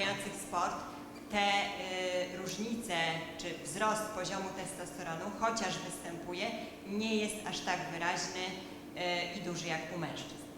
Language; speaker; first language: Polish; native; Polish